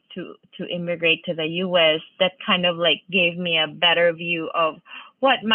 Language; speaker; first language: English; non-native, local second language; Filipino